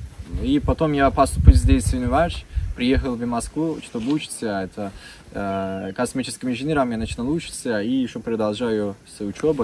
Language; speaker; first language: Russian; non-native, learner; Turkish